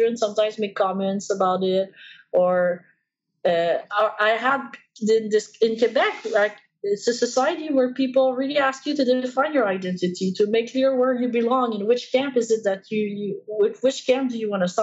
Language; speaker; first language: English; non-native, fluent; French